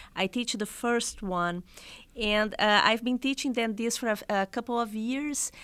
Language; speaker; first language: English; non-native, fluent; Portuguese